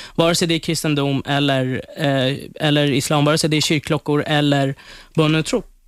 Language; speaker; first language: Swedish; non-native, fluent; Persian